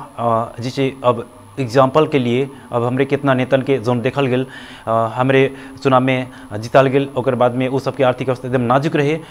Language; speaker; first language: Bhojpuri; non-native, local second language; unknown